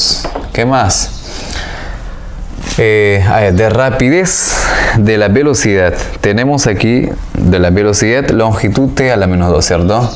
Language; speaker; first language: Spanish; native; Spanish